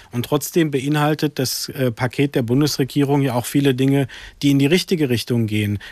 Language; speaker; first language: German; early bilingual, other home language; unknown